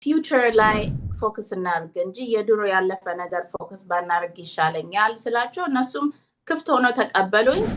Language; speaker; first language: Amharic; early bilingual, heritage; Amharic